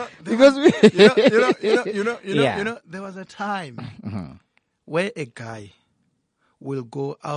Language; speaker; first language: English; non-native, local second language; Northern Sotho